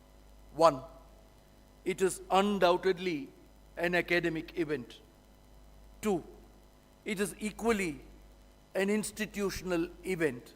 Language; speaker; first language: English; non-native, local second language; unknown